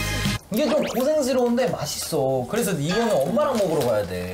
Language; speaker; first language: Korean; native; Korean